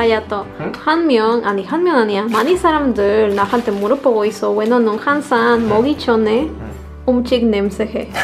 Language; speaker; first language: Korean; non-native, learner; Spanish